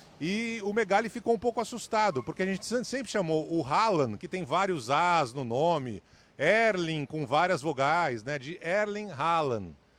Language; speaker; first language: Portuguese; native; Portuguese